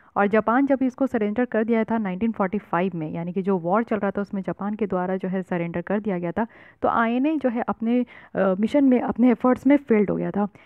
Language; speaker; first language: Hindi; native; Hindi